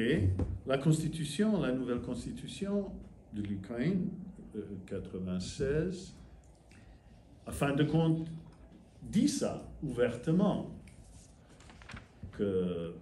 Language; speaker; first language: French; non-native, fluent; English